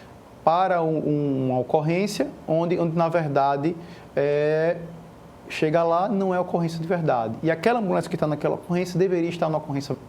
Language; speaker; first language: Portuguese; native; Portuguese